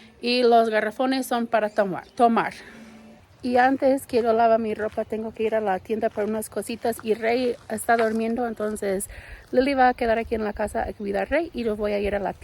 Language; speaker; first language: Spanish; non-native, learner; English